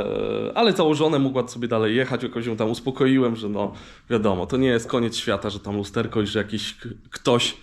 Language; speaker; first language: Polish; native; Polish